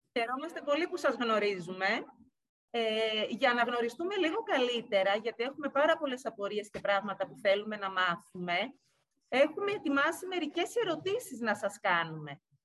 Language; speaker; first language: Greek; native; Greek